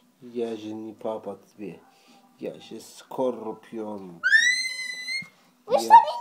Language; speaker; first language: Russian; early bilingual, heritage; Russian